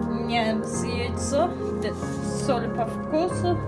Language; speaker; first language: Russian; non-native, local second language; Tajik